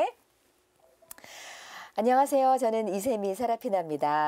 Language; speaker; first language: Korean; native; Korean